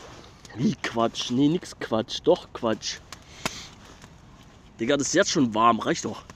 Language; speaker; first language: German; native; German